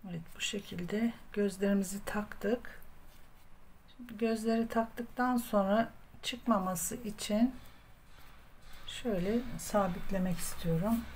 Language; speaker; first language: Turkish; native; Turkish